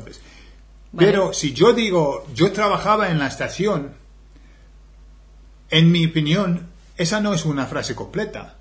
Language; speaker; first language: Spanish; non-native, fluent; English